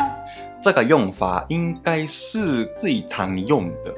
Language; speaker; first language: Chinese; non-native, fluent; Japanese